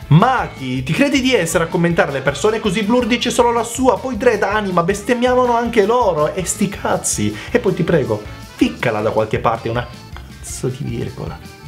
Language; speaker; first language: Italian; early bilingual, other home language; Macedonian